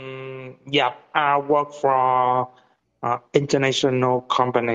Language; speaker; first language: English; non-native, learner; Vietnamese